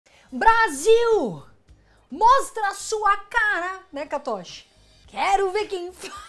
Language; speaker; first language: Portuguese; native; Portuguese